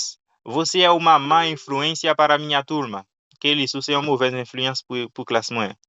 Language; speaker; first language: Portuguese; non-native, fluent; Haitian Creole